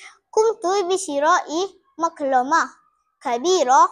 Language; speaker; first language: Arabic; non-native, learner; Malay